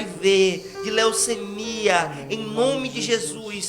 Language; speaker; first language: Portuguese; native; Portuguese